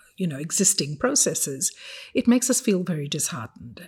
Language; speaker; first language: English; non-native, fluent; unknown